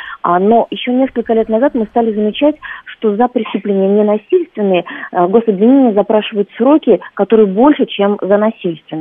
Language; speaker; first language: Russian; native; Russian